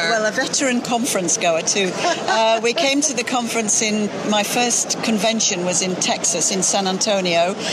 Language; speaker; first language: English; native; English